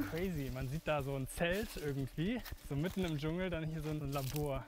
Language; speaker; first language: German; native; German